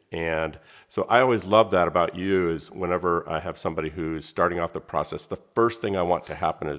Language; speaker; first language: English; native; English